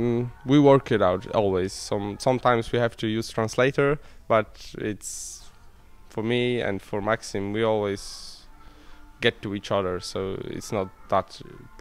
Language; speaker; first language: English; non-native, fluent; Polish